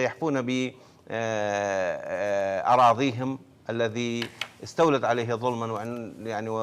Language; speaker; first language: Arabic; non-native, local second language; Kurdish